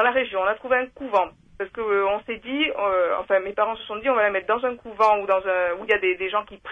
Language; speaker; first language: French; native; French